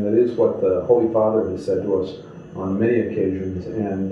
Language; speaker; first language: English; native; English